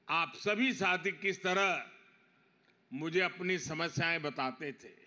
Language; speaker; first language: Hindi; non-native, local second language; Gujarati